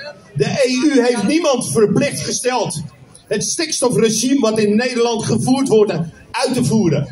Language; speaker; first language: Dutch; native; Dutch